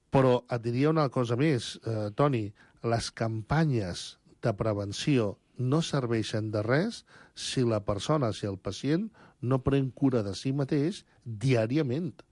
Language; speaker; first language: Catalan; early bilingual, other home language; Spanish